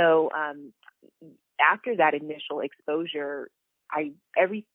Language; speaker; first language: English; native; English